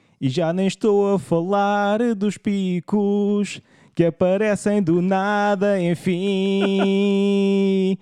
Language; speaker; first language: Portuguese; native; Portuguese